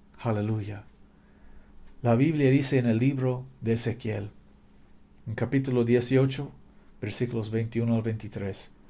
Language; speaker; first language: Spanish; non-native, fluent; English